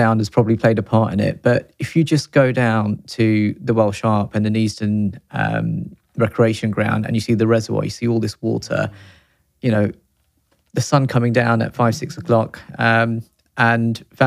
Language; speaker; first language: English; native; English